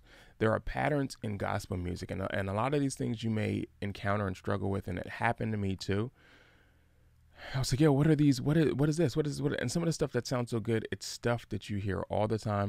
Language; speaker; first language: English; native; English